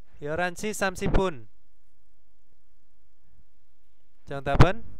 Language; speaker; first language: Korean; non-native, fluent; Indonesian